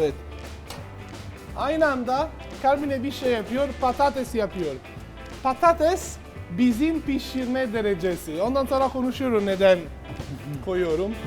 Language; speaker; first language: Turkish; non-native, fluent; Italian